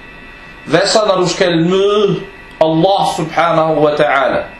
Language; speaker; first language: Danish; early bilingual, other home language; Arabic